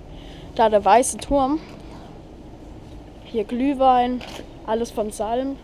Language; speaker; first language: German; native; German